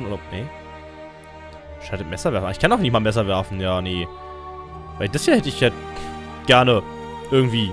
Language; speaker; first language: German; native; German